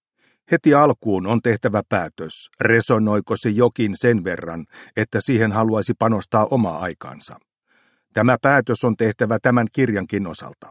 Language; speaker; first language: Finnish; native; Finnish